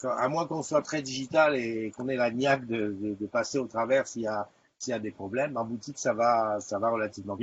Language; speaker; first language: French; native; French